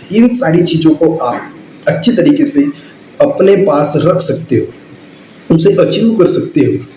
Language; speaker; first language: Hindi; non-native, local second language; Marathi